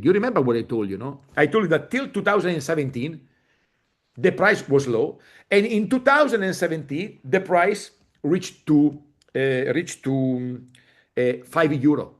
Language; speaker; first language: English; non-native, fluent; Italian